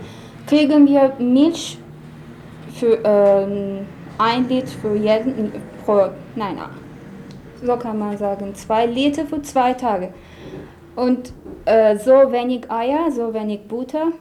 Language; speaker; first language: German; non-native, learner; Persian